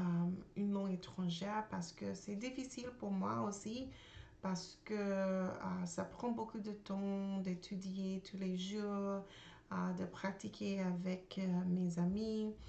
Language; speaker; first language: French; non-native, learner; English